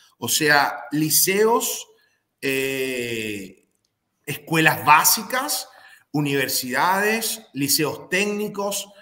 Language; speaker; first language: Spanish; native; Spanish